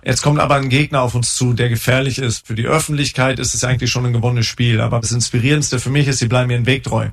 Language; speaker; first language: German; native; German